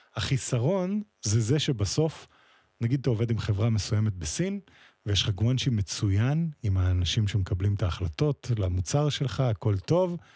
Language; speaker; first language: Hebrew; native; Hebrew